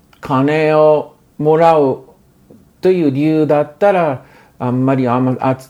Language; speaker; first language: Japanese; non-native, fluent; English